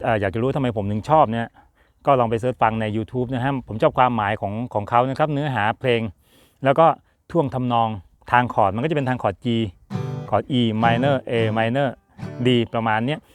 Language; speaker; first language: Thai; native; Thai